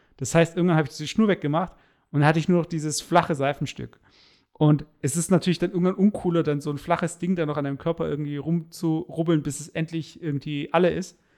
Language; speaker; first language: German; native; German